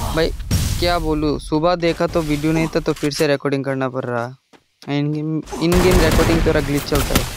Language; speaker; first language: Hindi; non-native, local second language; Bangla